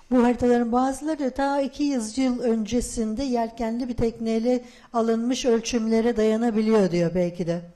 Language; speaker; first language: Turkish; native; Turkish